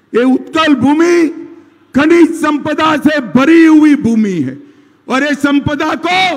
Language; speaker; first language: Hindi; non-native, local second language; Gujarati